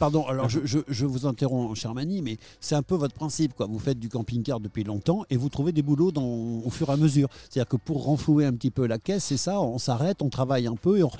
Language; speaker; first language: French; native; French